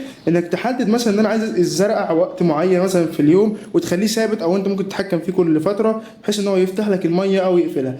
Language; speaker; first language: Arabic; native; Arabic